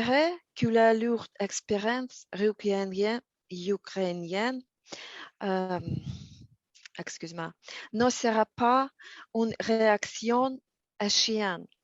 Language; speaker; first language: French; non-native, learner; Russian